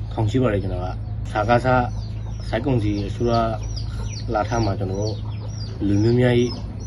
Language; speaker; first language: Burmese; non-native, local second language; Rohingya